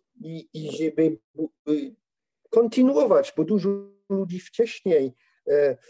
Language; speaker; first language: Polish; non-native, learner; French